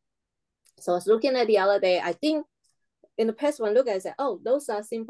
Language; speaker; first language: English; non-native, fluent; Chinese